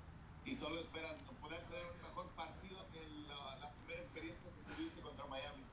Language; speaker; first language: Spanish; native; Spanish